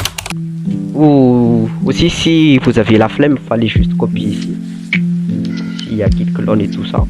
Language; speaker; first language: French; non-native, local second language; Malagasy